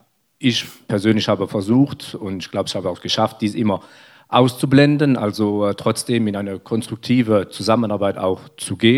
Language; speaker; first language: German; native; German